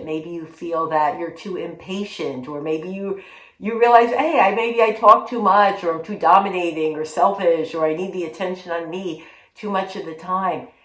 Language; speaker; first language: English; native; English